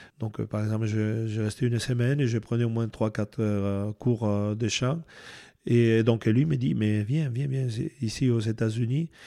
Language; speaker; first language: French; non-native, fluent; Spanish